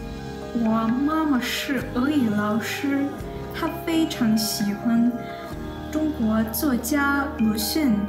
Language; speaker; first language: Chinese; non-native, learner; Russian